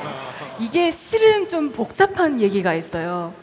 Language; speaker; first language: Korean; native; Korean